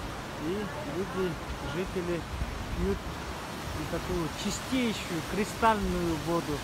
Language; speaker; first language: Russian; non-native, local second language; Kyrgyz